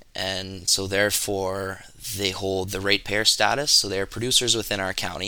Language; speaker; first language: English; native; English